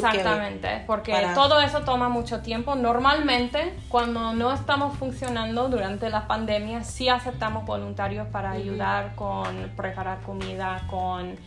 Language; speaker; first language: Spanish; non-native, fluent; English